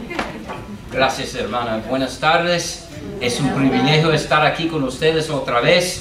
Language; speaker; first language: Spanish; non-native, fluent; English